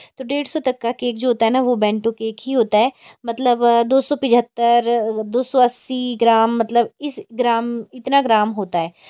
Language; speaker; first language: Hindi; native; Hindi